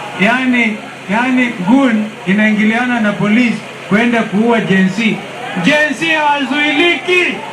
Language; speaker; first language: Swahili; non-native, local second language; Kamba